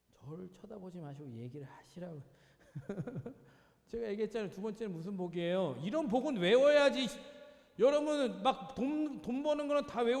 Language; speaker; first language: Korean; native; Korean